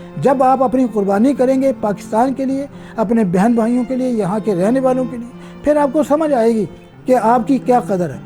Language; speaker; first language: Urdu; non-native, local second language; Punjabi